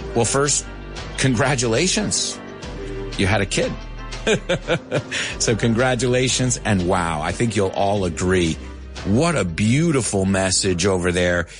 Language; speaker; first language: English; early bilingual, other home language; Spanish